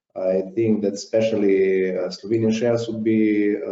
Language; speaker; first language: English; non-native, fluent; Slovenian